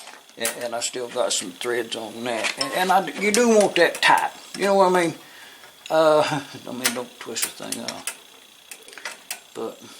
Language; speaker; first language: English; native; English